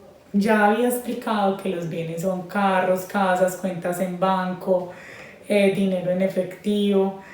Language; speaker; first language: Spanish; native; Spanish